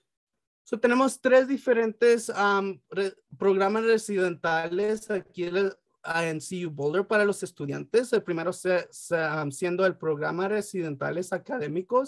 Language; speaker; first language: Spanish; early bilingual, heritage; Spanish